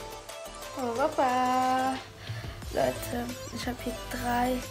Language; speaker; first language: German; early bilingual, other home language; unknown